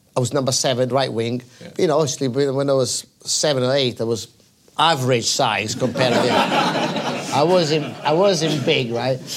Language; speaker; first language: English; non-native, fluent; Italian